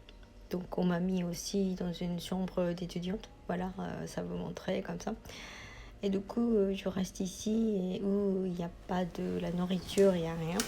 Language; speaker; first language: French; non-native, fluent; Japanese